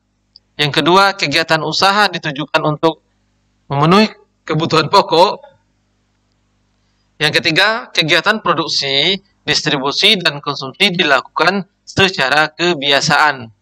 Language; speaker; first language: Indonesian; native; Indonesian